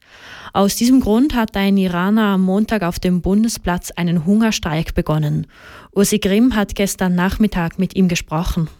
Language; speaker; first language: German; native; German